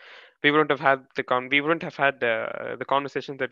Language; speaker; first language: English; non-native, local second language; Tamil